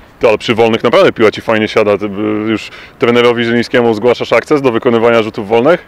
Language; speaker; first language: Polish; native; Polish